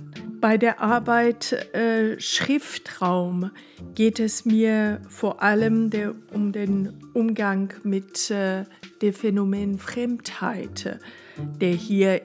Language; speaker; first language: German; non-native, fluent; Persian